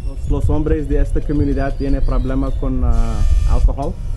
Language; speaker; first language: Spanish; non-native, learner; English